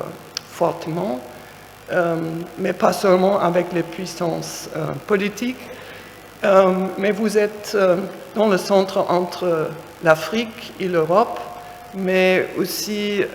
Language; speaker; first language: French; non-native, fluent; German